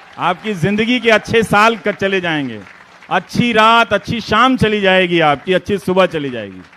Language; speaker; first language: Hindi; native; Hindi